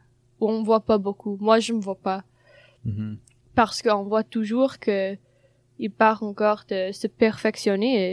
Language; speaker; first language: French; non-native, fluent; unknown